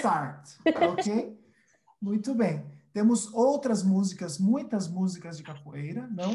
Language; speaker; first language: Portuguese; early bilingual, other home language; Spanish